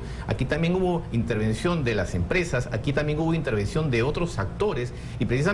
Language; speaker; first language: Spanish; native; Spanish